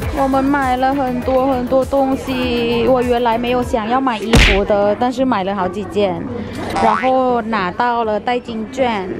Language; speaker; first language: Chinese; non-native, fluent; Thai